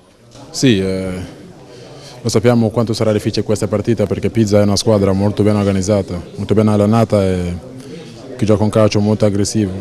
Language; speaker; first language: Italian; non-native, fluent; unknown